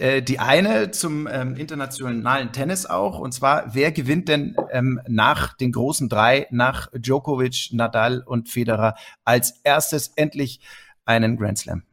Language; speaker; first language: German; native; German